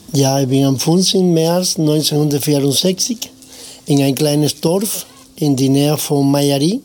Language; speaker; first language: German; non-native, fluent; Spanish